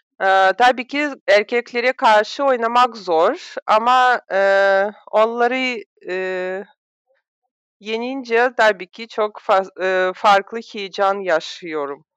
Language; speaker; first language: Turkish; non-native, fluent; Russian